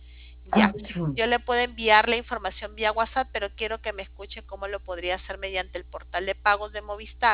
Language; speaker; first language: Spanish; native; Spanish